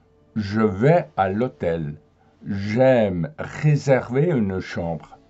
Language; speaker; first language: French; non-native, fluent; German